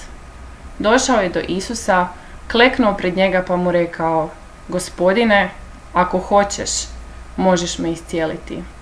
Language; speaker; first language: Croatian; native; Croatian